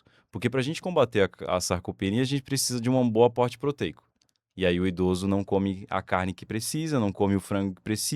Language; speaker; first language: Portuguese; native; Portuguese